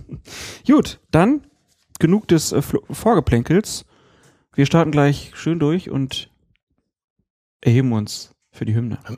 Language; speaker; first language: German; native; German